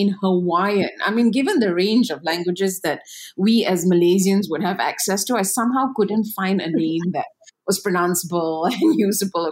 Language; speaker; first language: English; non-native, local second language; Tamil